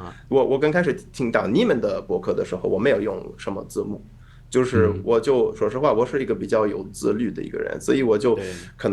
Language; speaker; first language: Chinese; non-native, fluent; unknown